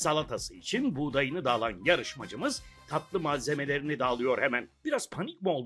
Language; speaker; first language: Turkish; native; Turkish